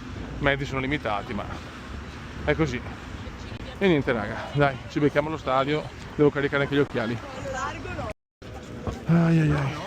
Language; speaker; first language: Italian; native; Italian